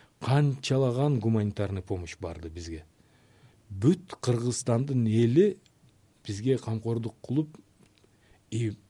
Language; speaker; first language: Kyrgyz; non-native, local second language; Uzbek